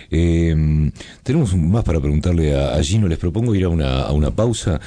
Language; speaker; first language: Spanish; native; Spanish